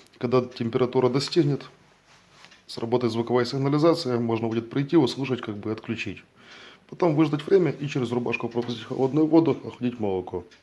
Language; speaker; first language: Russian; native; Russian